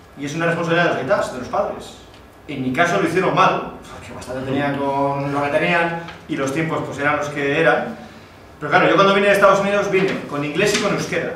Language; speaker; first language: Spanish; early bilingual, other home language; Basque